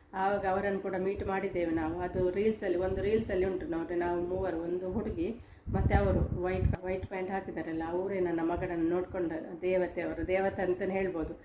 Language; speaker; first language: Kannada; non-native, local second language; Tulu